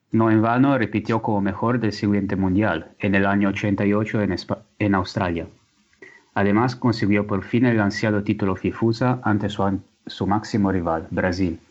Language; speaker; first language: Spanish; non-native, fluent; Italian